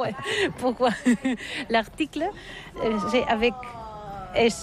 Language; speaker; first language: French; non-native, learner; Catalan